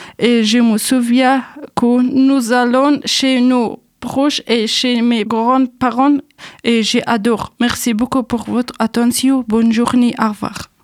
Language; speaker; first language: French; non-native, learner; Persian